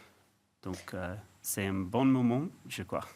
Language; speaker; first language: French; non-native, fluent; English